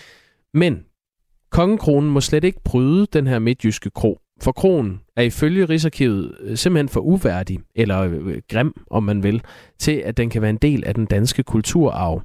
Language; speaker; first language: Danish; native; Danish